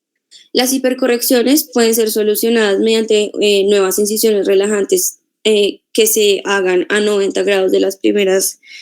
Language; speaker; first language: Spanish; native; Spanish